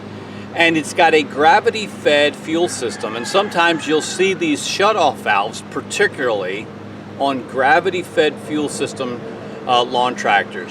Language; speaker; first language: English; native; English